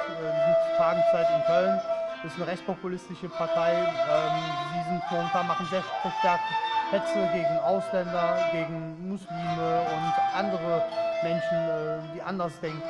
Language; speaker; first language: German; early bilingual, other home language; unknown